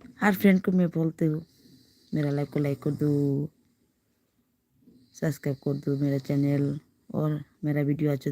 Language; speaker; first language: Hindi; non-native, local second language; Bangla